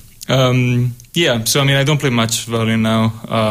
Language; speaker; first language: English; non-native, fluent; Spanish